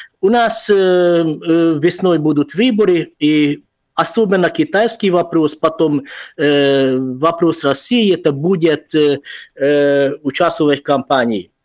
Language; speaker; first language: Russian; non-native, fluent; Hungarian